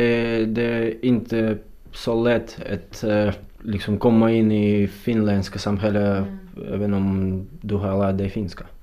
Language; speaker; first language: Swedish; non-native, fluent; Russian